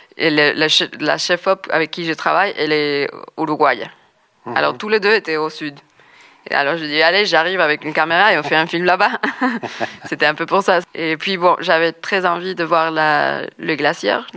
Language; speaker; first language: French; non-native, fluent; Spanish